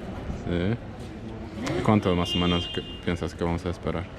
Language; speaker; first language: Spanish; non-native, learner; Polish